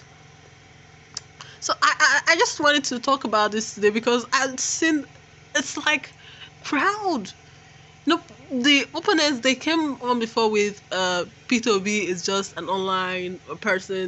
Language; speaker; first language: English; non-native, local second language; Igbo